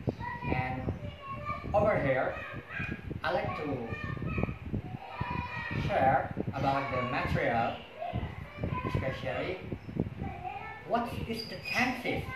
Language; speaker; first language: English; non-native, learner; Indonesian